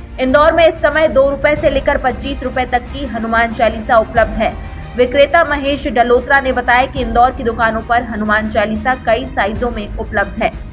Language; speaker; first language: Hindi; native; Hindi